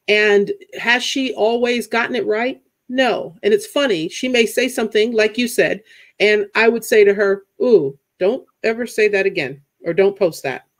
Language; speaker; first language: English; native; English